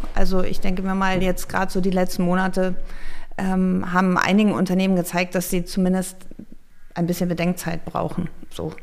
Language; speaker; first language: German; native; German